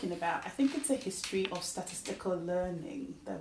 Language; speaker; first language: English; non-native, local second language; Yoruba